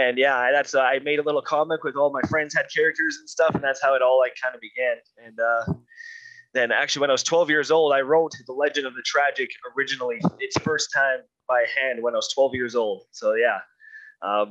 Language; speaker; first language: English; native; English